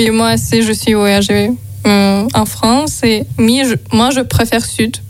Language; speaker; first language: French; non-native, learner; Azerbaijani